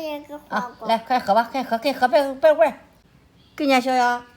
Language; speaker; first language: Chinese; native; Chinese